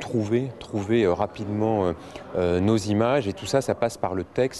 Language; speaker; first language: French; native; French